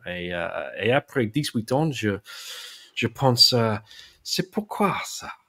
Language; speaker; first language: French; non-native, learner; English